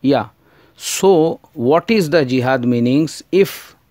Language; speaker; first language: English; non-native, learner; Urdu